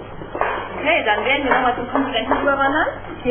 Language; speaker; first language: German; native; German